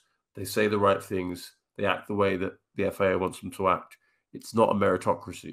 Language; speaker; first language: English; native; English